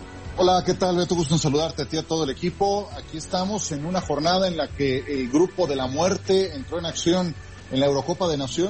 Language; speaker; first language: Spanish; native; Spanish